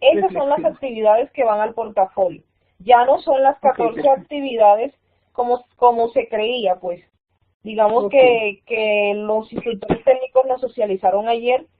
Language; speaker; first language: Spanish; native; Spanish